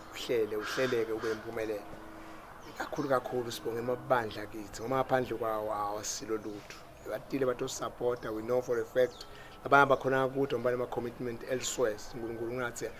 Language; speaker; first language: Zulu; non-native, local second language; Swati